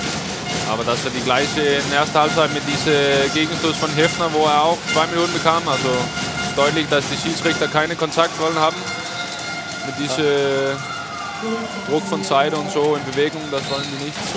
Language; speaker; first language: German; non-native, fluent; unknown